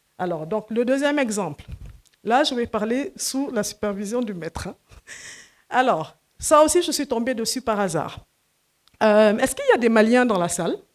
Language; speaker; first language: French; non-native, local second language; Fula